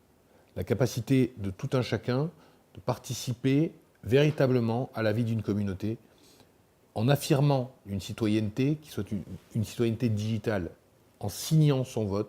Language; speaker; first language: French; native; French